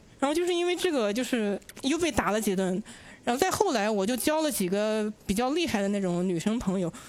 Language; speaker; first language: Chinese; native; Chinese